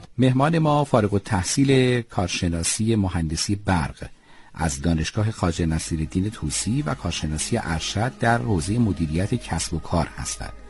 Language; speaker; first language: Persian; native; Persian